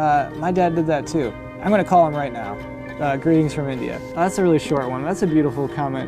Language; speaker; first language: English; native; English